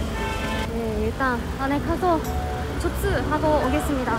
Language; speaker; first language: Korean; non-native, fluent; Japanese